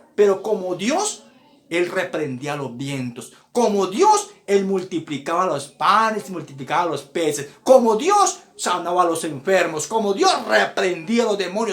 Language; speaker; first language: Spanish; native; Spanish